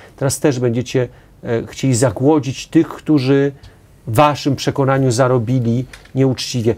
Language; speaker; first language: Polish; native; Polish